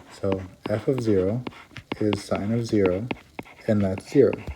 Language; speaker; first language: English; native; English